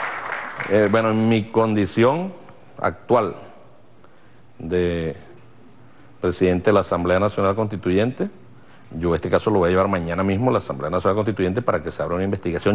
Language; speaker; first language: Spanish; native; Spanish